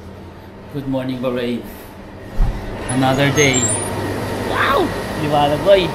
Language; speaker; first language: English; non-native, local second language; Filipino